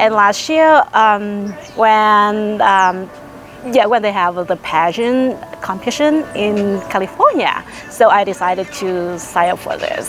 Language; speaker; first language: English; early bilingual, other home language; Vietnamese